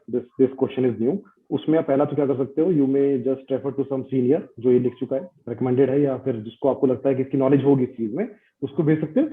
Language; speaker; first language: Hindi; native; Hindi